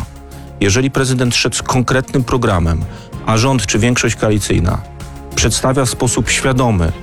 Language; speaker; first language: Polish; native; Polish